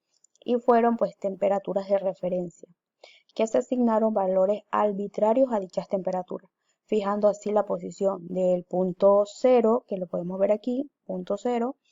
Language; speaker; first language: Spanish; native; Spanish